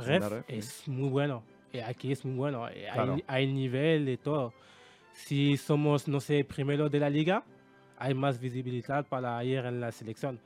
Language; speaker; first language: Spanish; non-native, learner; French